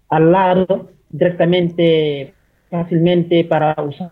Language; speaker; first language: Spanish; non-native, fluent; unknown